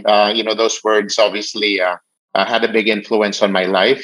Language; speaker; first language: English; non-native, local second language; Filipino